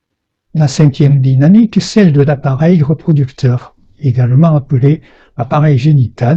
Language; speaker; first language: French; native; French